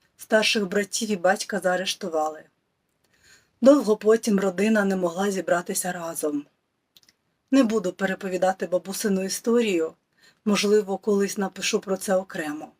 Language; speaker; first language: Ukrainian; non-native, local second language; Russian